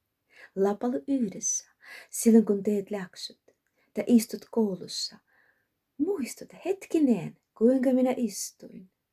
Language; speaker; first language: Finnish; non-native, learner; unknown